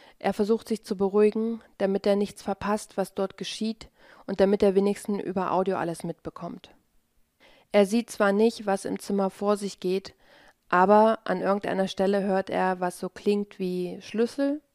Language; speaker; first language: German; native; German